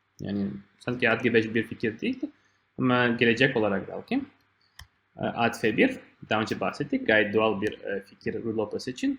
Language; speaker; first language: Turkish; non-native, fluent; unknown